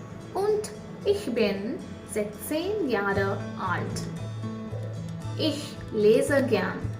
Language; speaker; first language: German; non-native, fluent; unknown